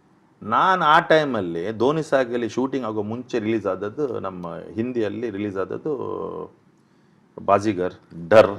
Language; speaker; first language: Kannada; non-native, local second language; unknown